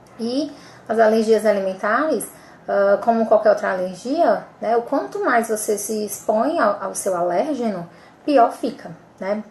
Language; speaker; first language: Portuguese; native; Portuguese